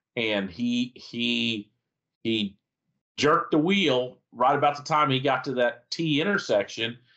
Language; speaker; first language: English; native; English